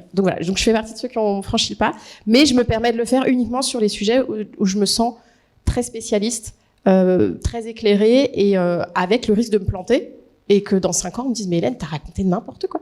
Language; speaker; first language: French; native; French